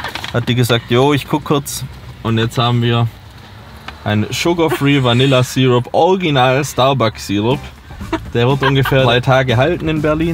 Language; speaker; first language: German; native; German